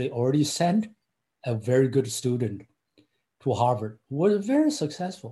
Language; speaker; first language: English; non-native, fluent; Chinese